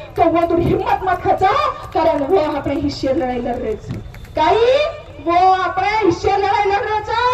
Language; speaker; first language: Marathi; non-native, local second language; Lambadi